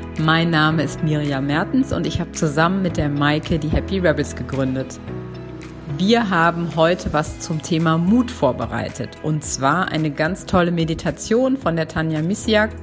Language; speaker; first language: German; native; German